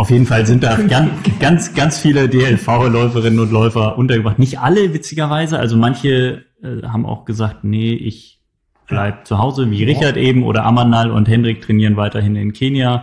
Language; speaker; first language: German; native; German